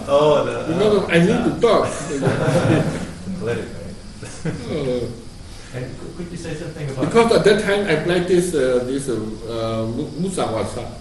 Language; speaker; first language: English; non-native, learner; Burmese